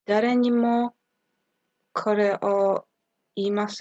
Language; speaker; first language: Japanese; non-native, learner; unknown